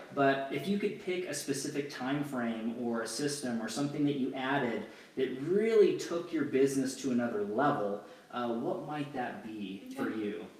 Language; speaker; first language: English; native; English